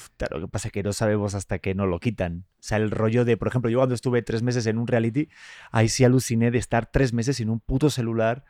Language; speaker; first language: Spanish; native; Spanish